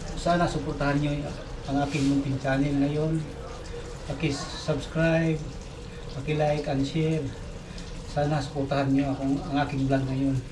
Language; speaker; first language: Filipino; non-native, local second language; Cebuano